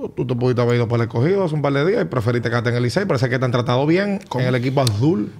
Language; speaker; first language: Spanish; native; Spanish